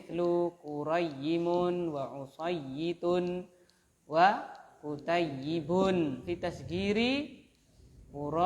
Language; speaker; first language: Arabic; non-native, fluent; Indonesian